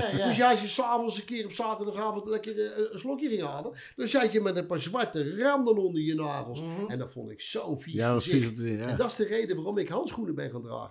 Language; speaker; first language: Dutch; native; Dutch